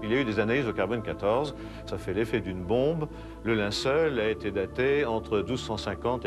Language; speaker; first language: French; native; French